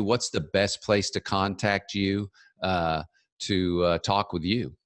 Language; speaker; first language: English; native; English